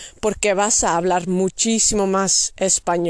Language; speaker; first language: Spanish; non-native, fluent; Dutch